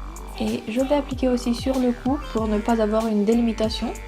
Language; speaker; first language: French; non-native, fluent; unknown